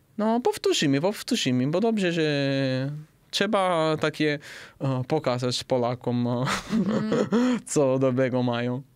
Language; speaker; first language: Polish; non-native, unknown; Italian